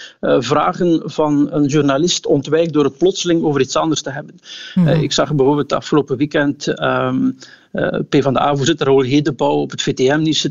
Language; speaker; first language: Dutch; native; Dutch